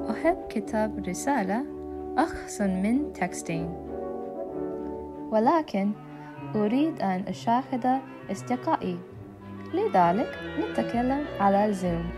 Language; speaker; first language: Arabic; non-native, learner; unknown